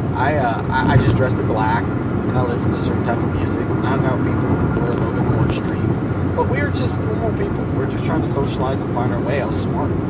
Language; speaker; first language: English; early bilingual, other home language; Spanish